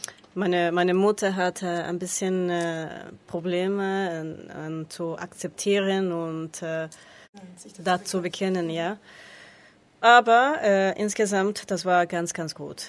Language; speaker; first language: German; non-native, learner; Spanish